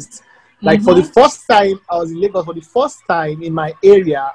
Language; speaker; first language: English; non-native, local second language; Yoruba